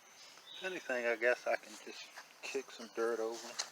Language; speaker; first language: English; native; English